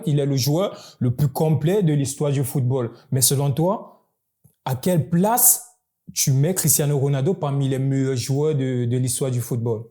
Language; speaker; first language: French; native; French